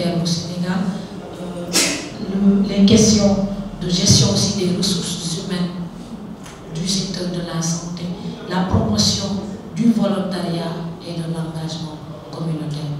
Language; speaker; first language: French; non-native, local second language; Wolof